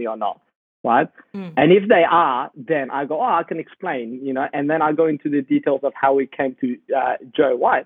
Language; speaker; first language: English; native; English